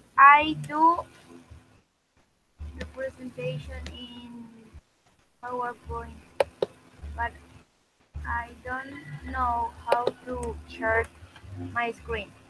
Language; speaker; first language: English; non-native, learner; Spanish